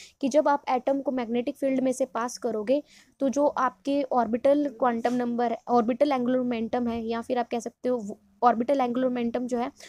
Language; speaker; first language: Hindi; non-native, local second language; Punjabi